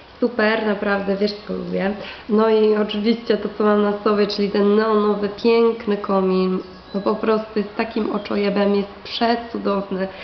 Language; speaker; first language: Polish; native; Polish